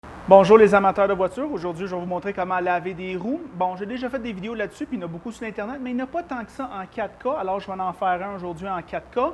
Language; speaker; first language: French; native; French